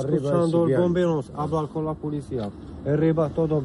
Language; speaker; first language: Spanish; non-native, learner; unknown